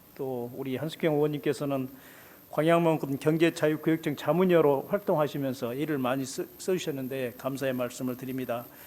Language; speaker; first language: Korean; native; Korean